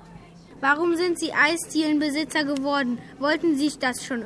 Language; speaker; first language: German; native; German